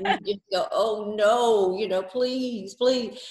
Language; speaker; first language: English; native; English